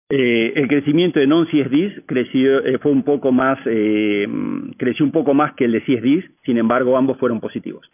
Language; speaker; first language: Spanish; native; Spanish